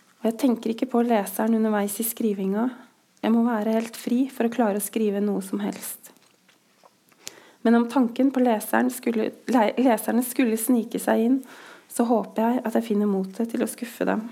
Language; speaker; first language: Norwegian; native; Norwegian